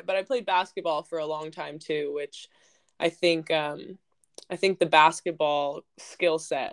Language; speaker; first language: English; native; English